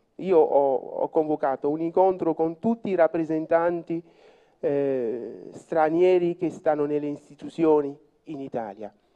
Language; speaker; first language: Italian; non-native, fluent; French